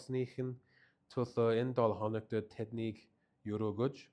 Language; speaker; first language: Mongolian; non-native, fluent; English